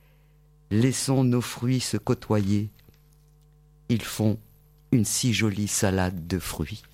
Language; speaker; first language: French; native; French